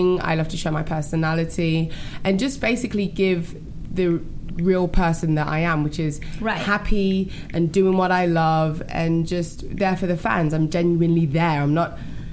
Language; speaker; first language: English; native; English